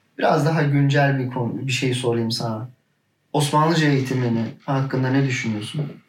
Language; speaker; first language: Turkish; native; Turkish